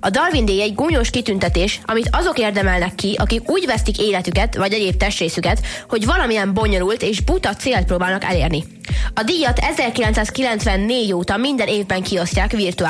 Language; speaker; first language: Hungarian; native; Hungarian